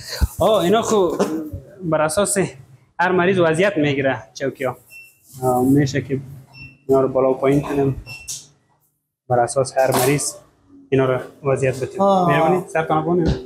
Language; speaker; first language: Persian; native; Persian